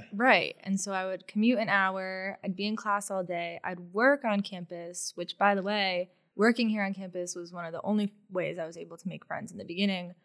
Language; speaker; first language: English; native; English